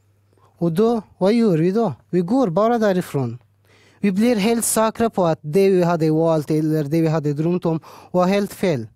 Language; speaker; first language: Swedish; early bilingual, other home language; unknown